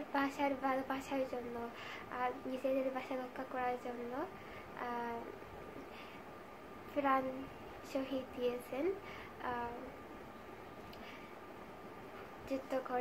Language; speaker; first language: Bangla; non-native, fluent; Japanese